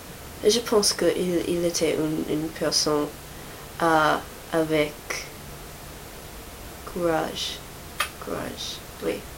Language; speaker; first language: French; non-native, learner; English